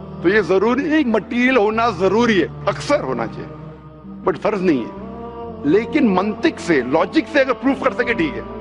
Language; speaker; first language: Hindi; non-native, local second language; Konkani